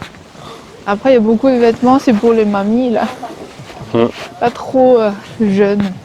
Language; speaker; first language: French; early bilingual, other home language; Chinese